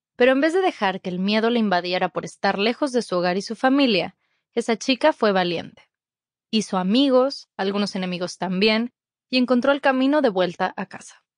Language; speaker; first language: Spanish; native; Spanish